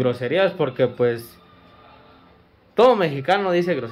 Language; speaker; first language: Spanish; native; Spanish